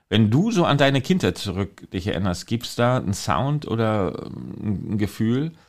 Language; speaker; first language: German; native; German